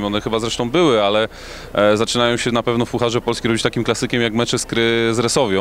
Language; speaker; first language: Polish; native; Polish